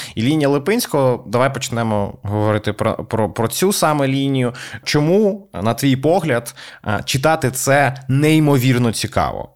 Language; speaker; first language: Ukrainian; non-native, local second language; Russian